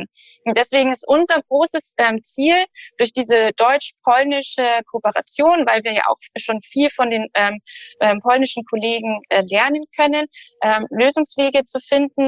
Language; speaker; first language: German; native; German